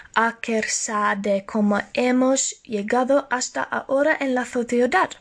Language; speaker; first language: Spanish; non-native, learner; Norwegian